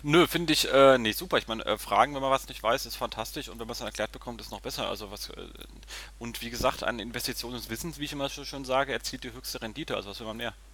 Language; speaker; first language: German; native; German